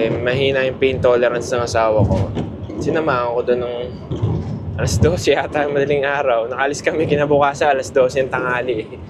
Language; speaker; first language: Filipino; native; Filipino